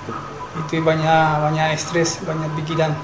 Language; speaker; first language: Indonesian; non-native, learner; Spanish